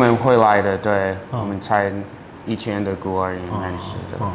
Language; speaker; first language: Chinese; early bilingual, heritage; English